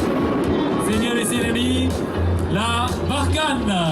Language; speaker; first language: Italian; non-native, learner; French